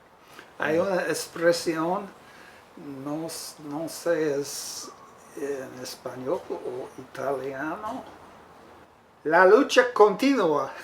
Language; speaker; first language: Spanish; non-native, fluent; English